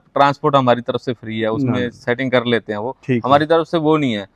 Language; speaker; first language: Hindi; native; Hindi